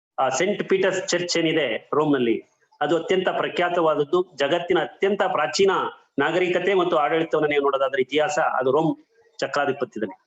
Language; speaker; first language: Kannada; native; Kannada